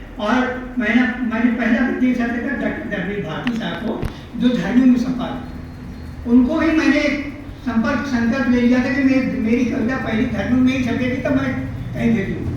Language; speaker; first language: Hindi; native; Hindi